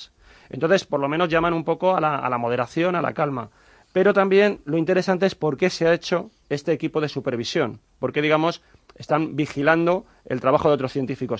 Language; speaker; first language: Spanish; native; Spanish